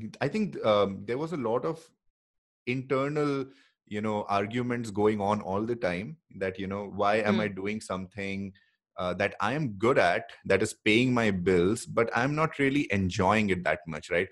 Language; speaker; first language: English; non-native, local second language; Hindi